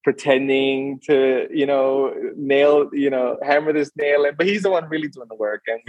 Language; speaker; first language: English; native; English